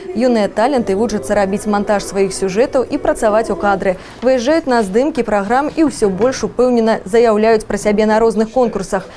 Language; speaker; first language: Belarusian; native; Belarusian